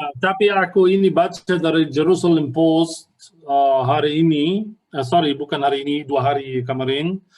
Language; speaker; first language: Indonesian; non-native, fluent; Arabic